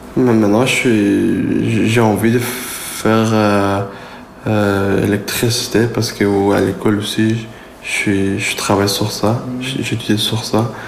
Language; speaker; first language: French; non-native, learner; Persian